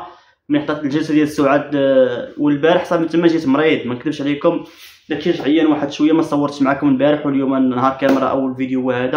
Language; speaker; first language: Arabic; native; Arabic